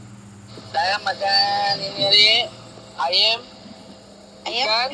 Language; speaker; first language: Malay; non-native, learner; Bangla